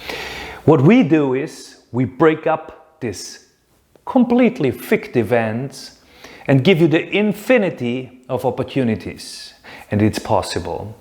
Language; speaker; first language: English; non-native, fluent; German